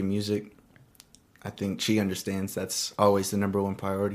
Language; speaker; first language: English; early bilingual, other home language; Spanish